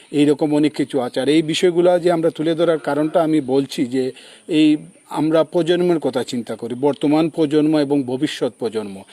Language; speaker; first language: Bangla; native; Bangla